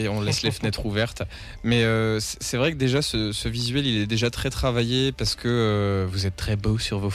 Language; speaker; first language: French; native; French